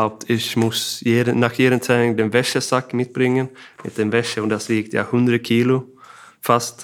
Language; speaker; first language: German; non-native, fluent; Swedish